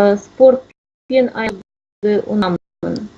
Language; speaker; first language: Kazakh; non-native, learner; Russian